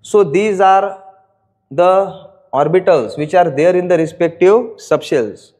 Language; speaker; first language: Hindi; non-native, local second language; Marathi